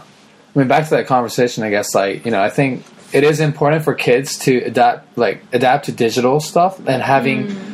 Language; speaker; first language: English; early bilingual, other home language; Japanese